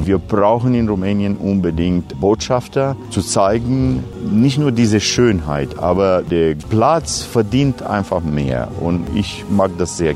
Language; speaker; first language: German; non-native, fluent; Romanian